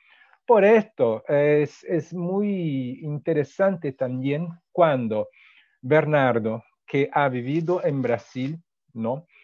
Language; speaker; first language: Spanish; non-native, fluent; Portuguese